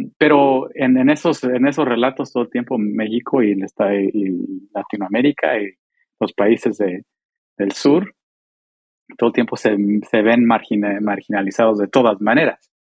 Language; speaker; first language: Spanish; early bilingual, heritage; Spanish